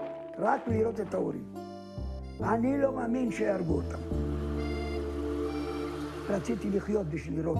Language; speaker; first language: Hebrew; non-native, fluent; Ladino